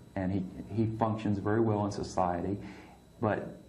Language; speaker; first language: English; native; English